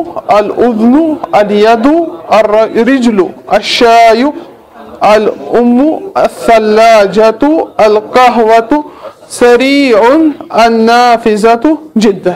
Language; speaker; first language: Arabic; non-native, fluent; Urdu